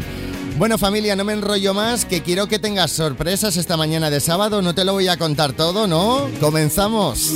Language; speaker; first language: Spanish; native; Spanish